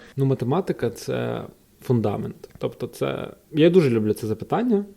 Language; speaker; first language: Ukrainian; native; Ukrainian